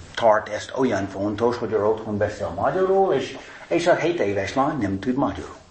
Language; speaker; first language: Hungarian; non-native, fluent; English